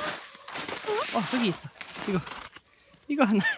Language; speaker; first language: Korean; non-native, learner; Swedish